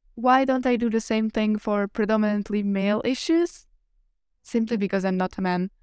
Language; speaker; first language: English; non-native, fluent; Italian